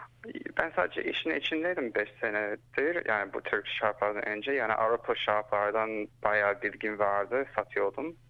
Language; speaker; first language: Turkish; early bilingual, heritage; Turkish